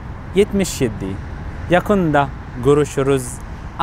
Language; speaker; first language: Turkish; non-native, learner; Arabic